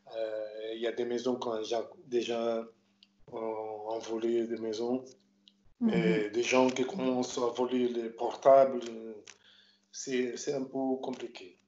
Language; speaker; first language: French; non-native, local second language; Portuguese